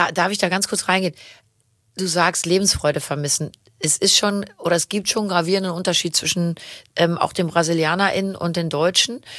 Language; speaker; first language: German; native; German